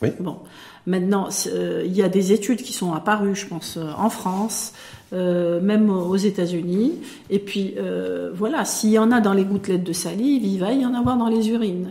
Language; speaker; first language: French; non-native, local second language; Arabic